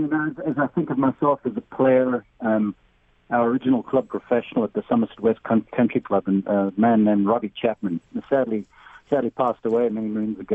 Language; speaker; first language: English; native; English